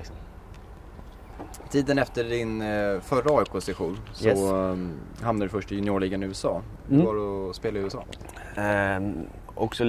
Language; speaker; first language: Swedish; native; Swedish